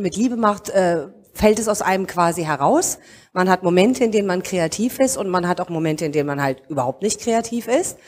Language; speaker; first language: German; native; German